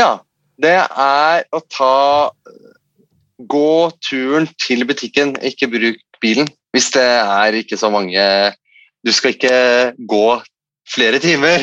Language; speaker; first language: Norwegian; non-native, fluent; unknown